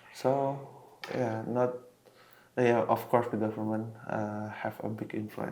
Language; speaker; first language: English; non-native, local second language; Indonesian